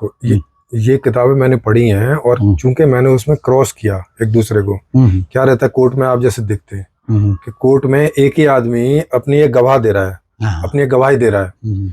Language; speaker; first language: Hindi; native; Hindi